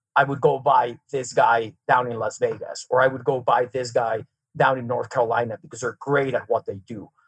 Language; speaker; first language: English; non-native, fluent; Serbian